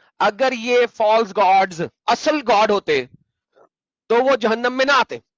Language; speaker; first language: Urdu; native; Urdu